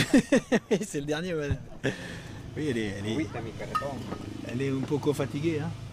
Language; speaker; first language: French; native; French